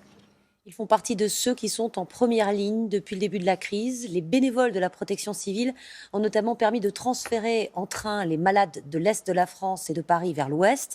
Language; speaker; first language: French; native; French